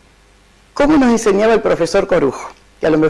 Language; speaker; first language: Spanish; native; Spanish